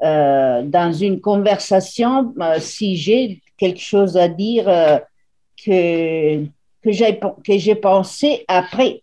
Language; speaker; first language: French; non-native, fluent; Italian